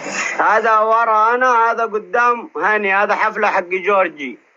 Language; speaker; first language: Arabic; non-native, learner; Oromo